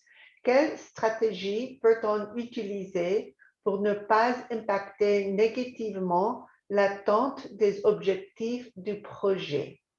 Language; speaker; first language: French; non-native, fluent; English